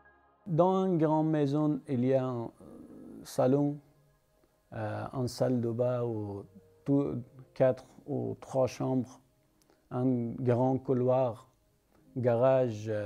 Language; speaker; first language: French; non-native, learner; Persian